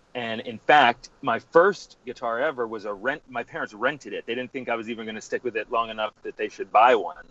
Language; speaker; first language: English; native; English